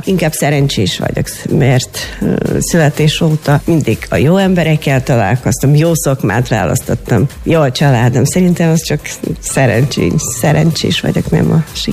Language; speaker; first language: Hungarian; non-native, fluent; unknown